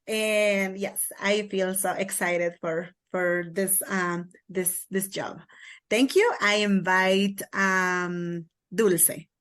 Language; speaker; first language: English; non-native, learner; Kaqchikel